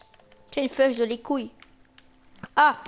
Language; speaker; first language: French; native; French